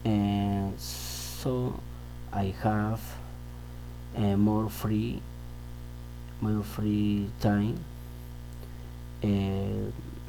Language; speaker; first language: English; non-native, learner; Spanish